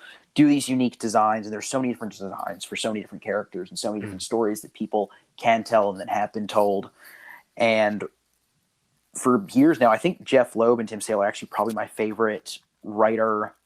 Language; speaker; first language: English; native; English